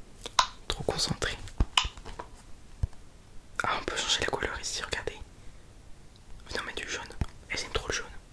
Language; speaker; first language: French; native; French